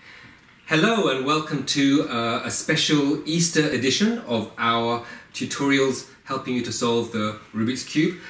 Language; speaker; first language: English; native; English